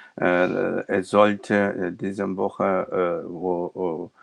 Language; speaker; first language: German; non-native, local second language; Turkish